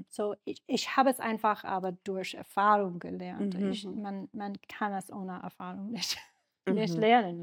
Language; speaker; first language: German; non-native, fluent; English